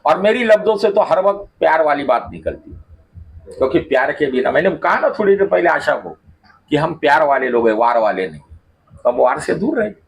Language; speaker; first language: Hindi; non-native, local second language; Marathi